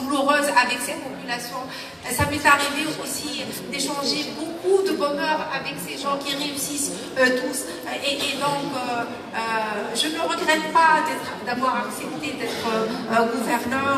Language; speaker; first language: French; non-native, local second language; Arabic